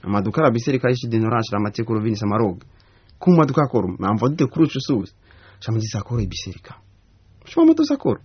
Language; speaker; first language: Romanian; non-native, learner; Rundi